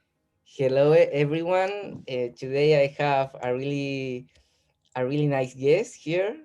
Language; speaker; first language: English; non-native, learner; Spanish